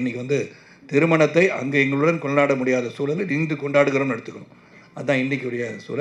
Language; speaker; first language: Tamil; native; Tamil